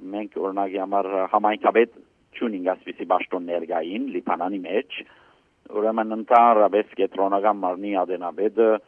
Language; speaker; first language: Armenian; early bilingual, heritage; Armenian